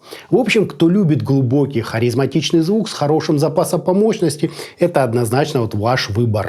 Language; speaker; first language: Russian; native; Russian